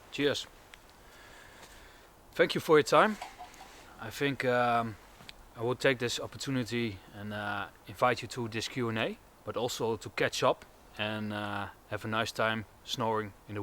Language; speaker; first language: English; non-native, fluent; Dutch